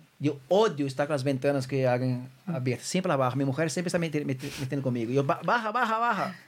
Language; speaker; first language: Spanish; non-native, fluent; Portuguese